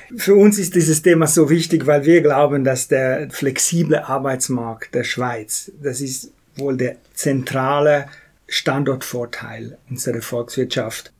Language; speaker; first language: German; non-native, local second language; Italian